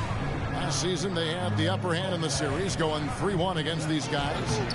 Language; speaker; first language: English; native; English